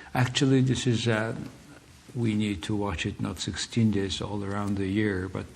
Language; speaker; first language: English; non-native, fluent; Mongolian